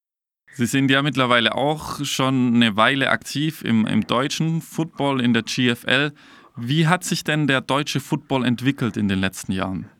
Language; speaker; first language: German; native; German